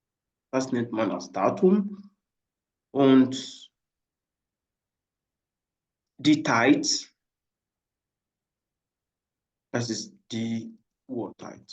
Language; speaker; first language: German; non-native, fluent; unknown